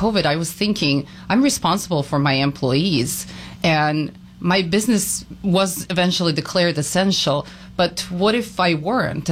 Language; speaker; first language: English; non-native, fluent; Serbian